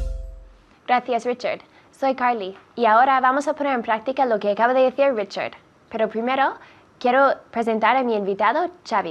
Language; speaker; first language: Spanish; non-native, fluent; English